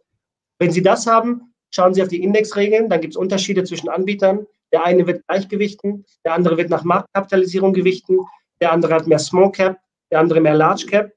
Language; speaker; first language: German; native; German